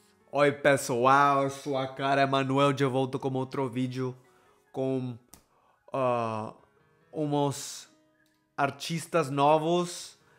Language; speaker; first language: Portuguese; non-native, learner; Spanish